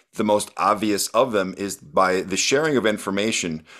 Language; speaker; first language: English; native; English